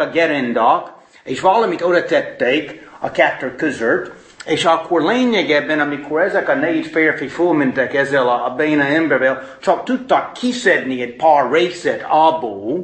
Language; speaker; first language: Hungarian; non-native, fluent; English